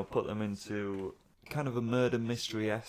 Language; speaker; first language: English; native; English